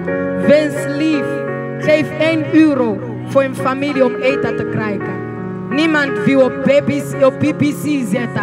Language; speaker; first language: Dutch; non-native, learner; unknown